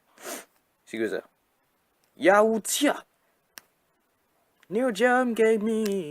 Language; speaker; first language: French; native; French